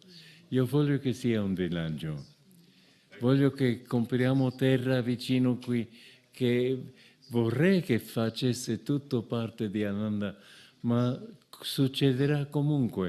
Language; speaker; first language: Italian; non-native, fluent; English